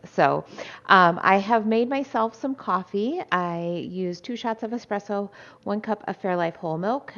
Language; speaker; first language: English; native; English